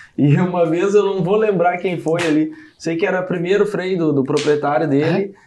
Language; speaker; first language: Portuguese; native; Portuguese